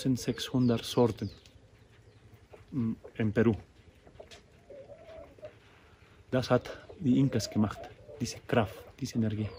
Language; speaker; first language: German; non-native, learner; Spanish